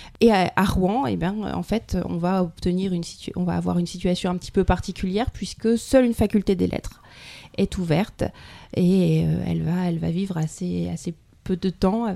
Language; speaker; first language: French; native; French